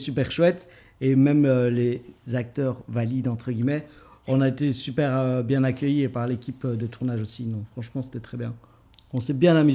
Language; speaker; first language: French; native; French